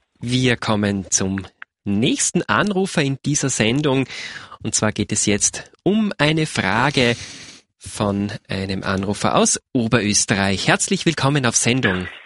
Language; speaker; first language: German; native; German